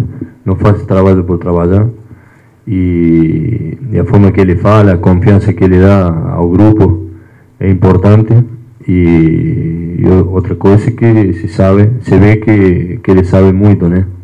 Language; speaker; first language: Portuguese; non-native, fluent; Spanish